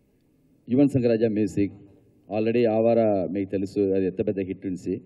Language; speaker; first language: Telugu; non-native, learner; Tamil